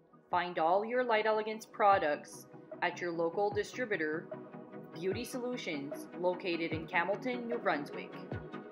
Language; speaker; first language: English; non-native, local second language; French